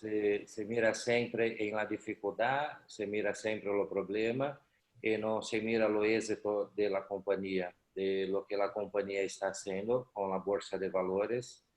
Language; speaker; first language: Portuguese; non-native, learner; Spanish